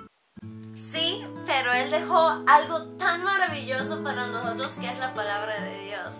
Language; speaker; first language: Spanish; early bilingual, heritage; Spanish